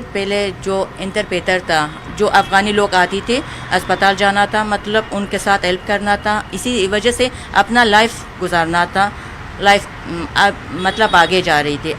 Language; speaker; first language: Hindi; non-native, learner; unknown